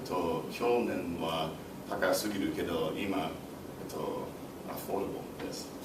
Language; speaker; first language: Japanese; non-native, learner; English